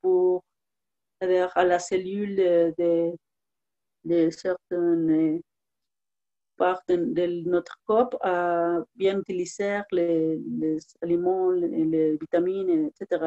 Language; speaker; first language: French; non-native, learner; Spanish